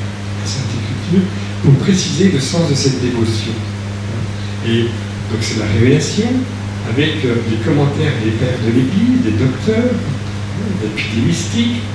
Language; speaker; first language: French; native; French